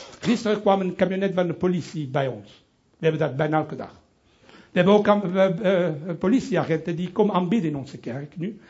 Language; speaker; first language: Dutch; non-native, local second language; French